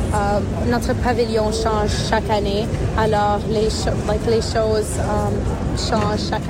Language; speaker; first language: French; early bilingual, other home language; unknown